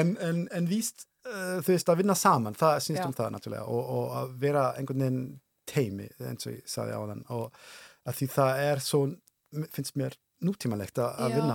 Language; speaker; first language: Icelandic; non-native, fluent; German